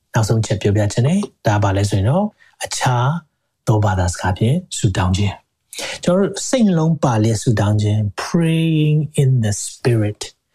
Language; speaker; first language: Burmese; non-native, local second language; Hakha Chin